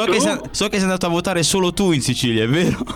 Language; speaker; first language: Italian; native; Italian